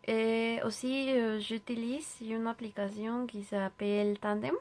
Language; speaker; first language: French; non-native, learner; Spanish